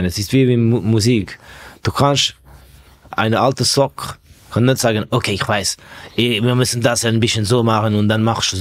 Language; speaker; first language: German; non-native, fluent; Estonian